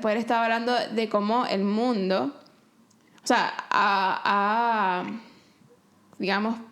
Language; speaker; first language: Spanish; native; Spanish